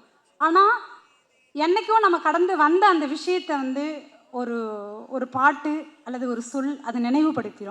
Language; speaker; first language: Tamil; native; Tamil